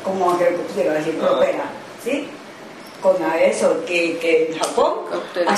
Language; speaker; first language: Spanish; non-native, learner; Japanese